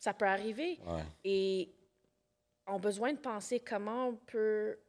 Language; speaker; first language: French; non-native, local second language; English